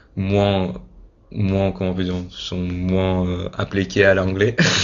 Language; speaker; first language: French; non-native, fluent; Russian